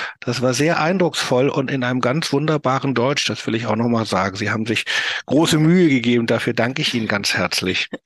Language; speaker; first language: German; native; German